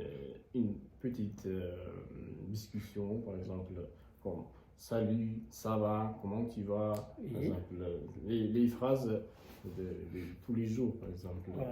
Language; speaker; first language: French; non-native, fluent; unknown